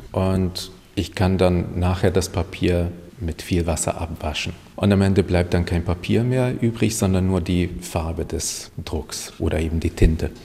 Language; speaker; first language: German; non-native, fluent; Hungarian